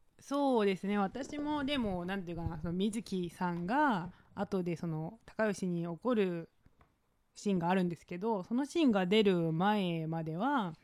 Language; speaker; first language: Japanese; non-native, fluent; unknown